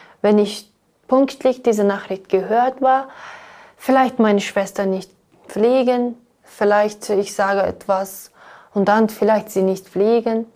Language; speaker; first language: German; non-native, learner; Uyghur